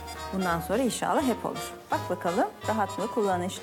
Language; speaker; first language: Turkish; native; Turkish